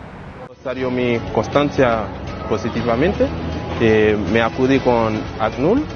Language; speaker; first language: Spanish; non-native, fluent; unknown